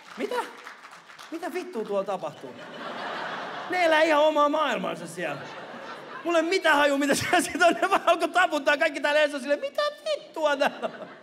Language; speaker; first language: Finnish; early bilingual, other home language; Persian